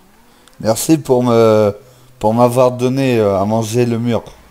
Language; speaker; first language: French; native; French